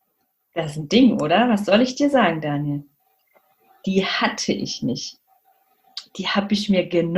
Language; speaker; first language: German; native; German